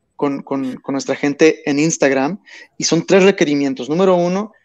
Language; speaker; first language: Spanish; early bilingual, heritage; Spanish